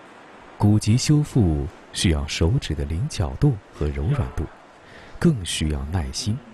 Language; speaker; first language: Chinese; native; Chinese